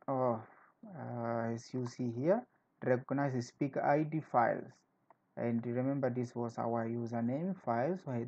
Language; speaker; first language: English; non-native, fluent; Portuguese